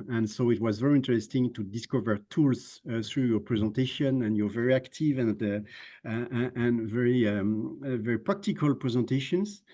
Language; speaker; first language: English; non-native, fluent; French